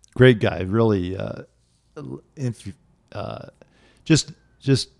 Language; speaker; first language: English; native; English